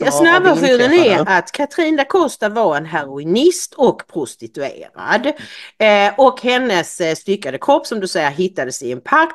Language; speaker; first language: Swedish; native; Swedish